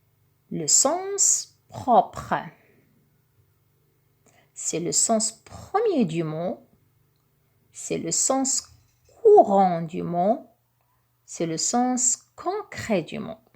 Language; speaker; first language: French; non-native, local second language; Arabic